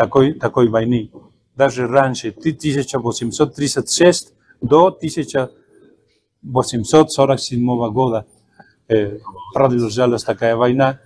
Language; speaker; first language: Russian; non-native, fluent; Spanish